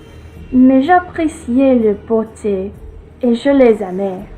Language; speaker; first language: French; non-native, learner; English